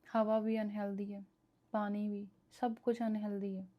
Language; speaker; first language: Hindi; non-native, local second language; Punjabi